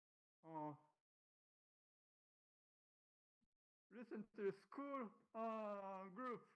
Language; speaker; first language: English; non-native, learner; Japanese